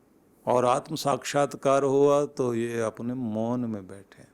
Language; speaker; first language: Hindi; native; Hindi